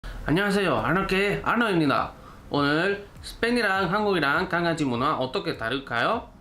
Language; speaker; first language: Korean; non-native, learner; Spanish